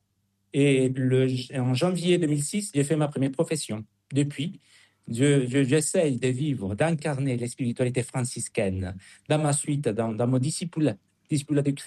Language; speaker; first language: French; non-native, fluent; Spanish